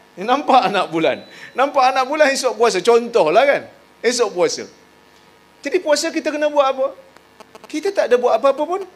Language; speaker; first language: Malay; native; Malay